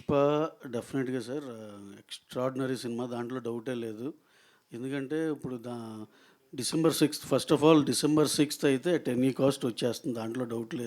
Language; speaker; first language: Telugu; native; Telugu